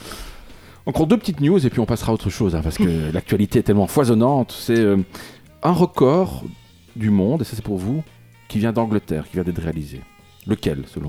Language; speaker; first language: French; native; French